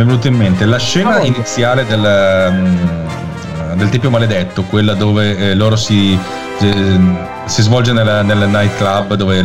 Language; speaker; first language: Italian; native; Italian